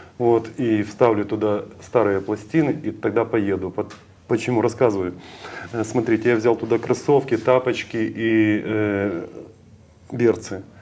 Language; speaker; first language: Russian; native; Russian